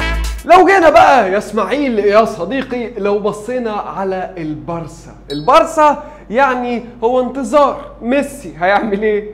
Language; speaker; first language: Arabic; native; Arabic